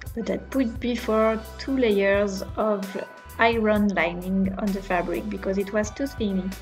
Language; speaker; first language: English; non-native, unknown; French